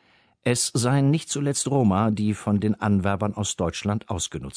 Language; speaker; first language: German; native; German